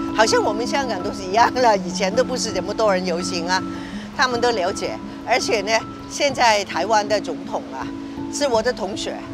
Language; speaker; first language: Chinese; non-native, local second language; Cantonese